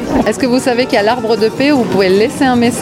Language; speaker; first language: French; native; French